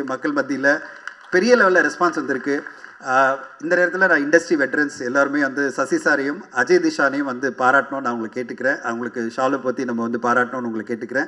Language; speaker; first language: Tamil; native; Tamil